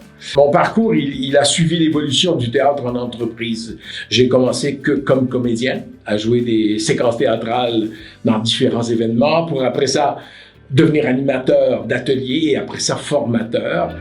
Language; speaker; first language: French; native; French